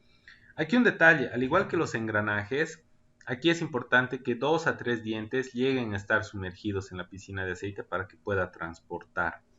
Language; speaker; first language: Spanish; native; Spanish